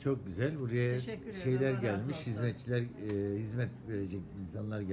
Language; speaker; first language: Turkish; native; Turkish